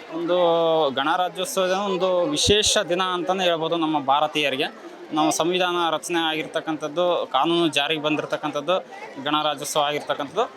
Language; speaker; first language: Kannada; native; Kannada